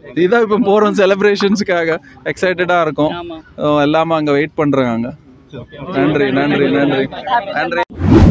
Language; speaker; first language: Tamil; non-native, learner; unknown